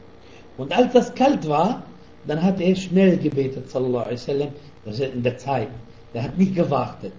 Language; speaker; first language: German; non-native, fluent; Arabic